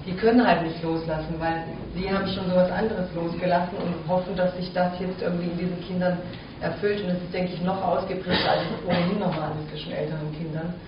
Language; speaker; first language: German; early bilingual, other home language; Croatian